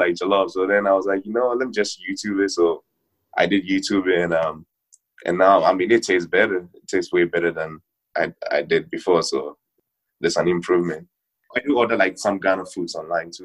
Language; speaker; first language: English; non-native, local second language; Ewe